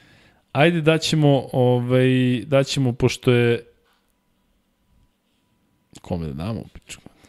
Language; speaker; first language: Serbian; native; Serbian